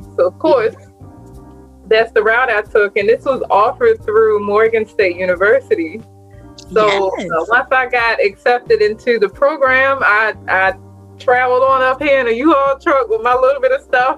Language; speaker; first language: English; native; English